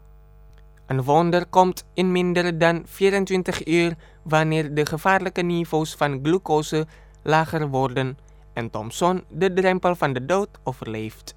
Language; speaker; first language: Dutch; non-native, fluent; Indonesian